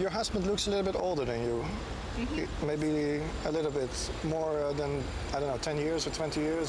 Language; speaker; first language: English; non-native, fluent; Dutch